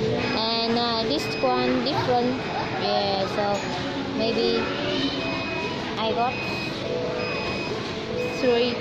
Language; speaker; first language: English; non-native, learner; Vietnamese